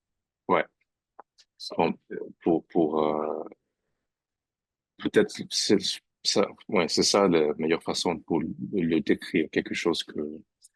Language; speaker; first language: French; non-native, fluent; English